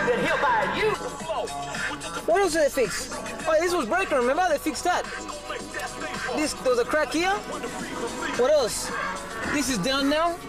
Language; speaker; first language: English; early bilingual, other home language; Spanish